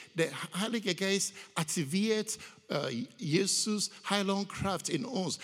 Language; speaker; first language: German; non-native, learner; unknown